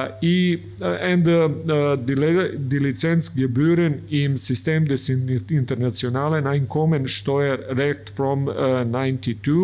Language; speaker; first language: German; non-native, learner; Serbian